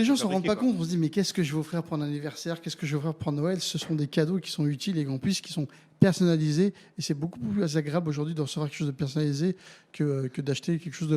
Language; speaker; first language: French; native; French